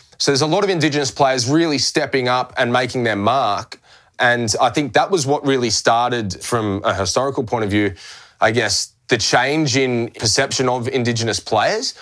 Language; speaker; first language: English; native; English